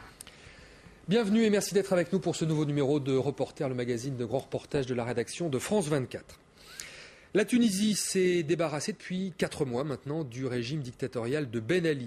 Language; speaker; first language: French; native; French